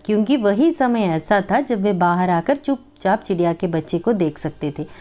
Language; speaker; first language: Hindi; non-native, local second language; Malayalam